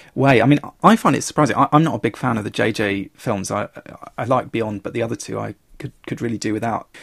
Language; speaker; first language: English; native; English